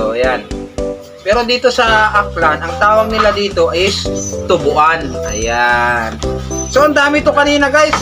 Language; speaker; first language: Filipino; non-native, local second language; Iloko